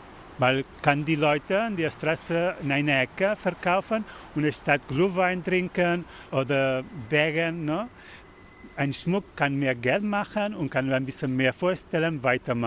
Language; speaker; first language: German; non-native, learner; Spanish